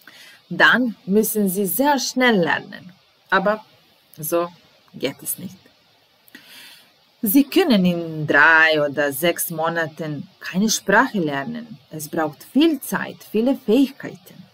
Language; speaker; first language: German; non-native, fluent; Serbian